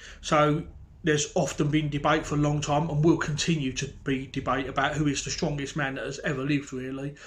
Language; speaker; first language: English; native; English